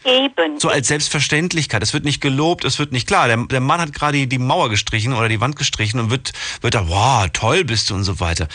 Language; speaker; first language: German; native; German